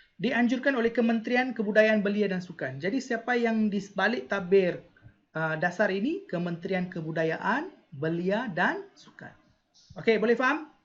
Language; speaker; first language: Malay; non-native, local second language; Tamil